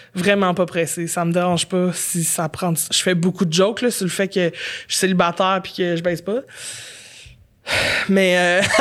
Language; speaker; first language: French; native; French